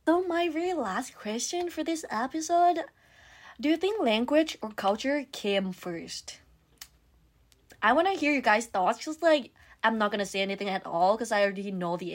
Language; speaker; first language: English; non-native, fluent; Thai